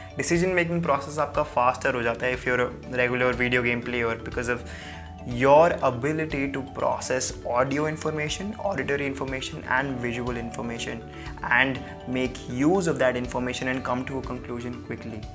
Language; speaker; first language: English; non-native, local second language; Hindi